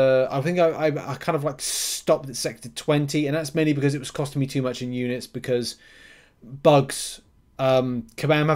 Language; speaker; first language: English; native; English